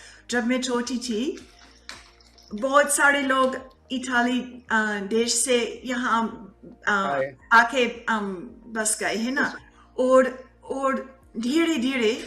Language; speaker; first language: Hindi; non-native, fluent; English